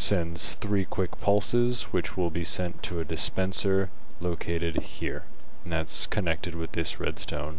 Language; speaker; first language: English; native; English